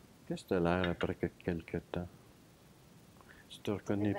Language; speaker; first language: French; native; French